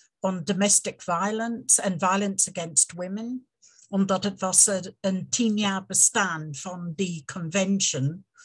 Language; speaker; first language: Dutch; non-native, fluent; English